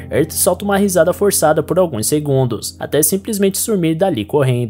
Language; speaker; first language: Portuguese; native; Portuguese